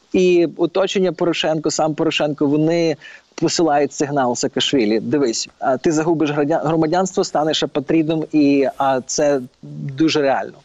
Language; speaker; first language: Ukrainian; early bilingual, heritage; Ukrainian